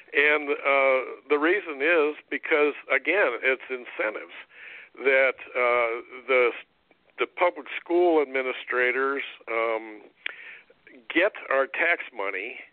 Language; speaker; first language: English; native; English